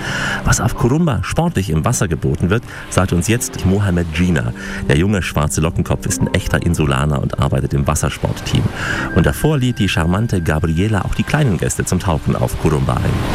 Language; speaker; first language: German; native; German